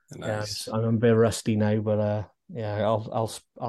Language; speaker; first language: English; native; English